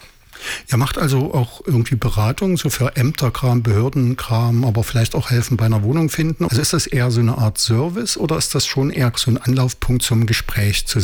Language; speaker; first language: German; native; German